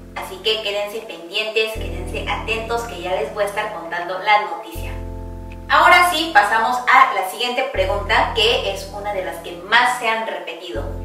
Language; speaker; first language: Spanish; early bilingual, heritage; Korean